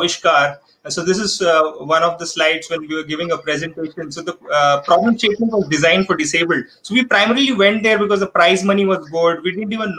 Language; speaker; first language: English; non-native, local second language; Marathi